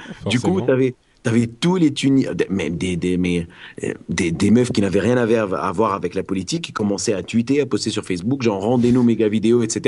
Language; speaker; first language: French; non-native, local second language; Arabic